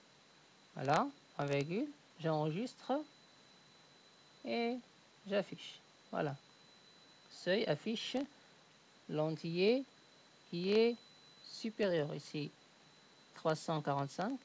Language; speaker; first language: French; native; French